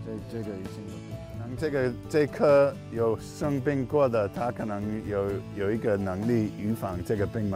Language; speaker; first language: Chinese; non-native, fluent; English